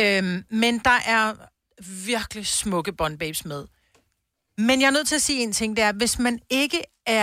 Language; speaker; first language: Danish; native; Danish